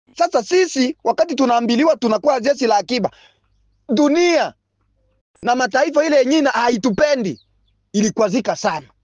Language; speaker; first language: Swahili; non-native, local second language; Bembe